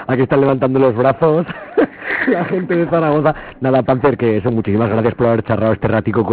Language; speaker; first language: Spanish; native; Spanish